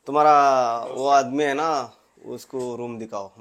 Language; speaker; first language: Hindi; non-native, local second language; Telugu